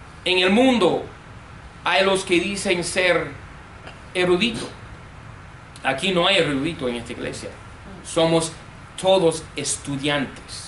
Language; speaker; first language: Spanish; non-native, fluent; English